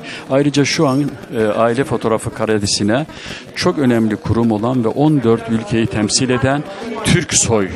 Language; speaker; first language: Turkish; native; Turkish